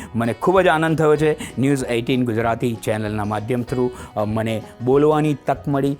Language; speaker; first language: Gujarati; native; Gujarati